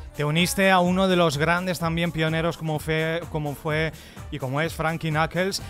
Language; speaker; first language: Spanish; native; Spanish